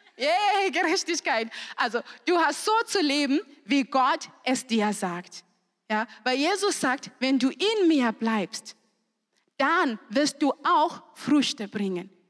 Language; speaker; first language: German; non-native, fluent; Shona